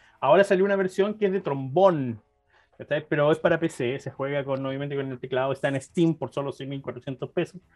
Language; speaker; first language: Spanish; native; Spanish